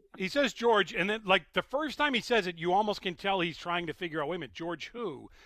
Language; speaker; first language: English; native; English